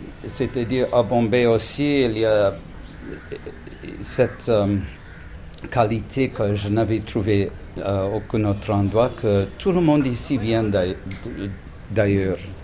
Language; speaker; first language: French; non-native, fluent; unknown